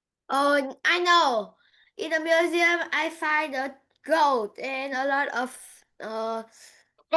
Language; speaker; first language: English; non-native, learner; Vietnamese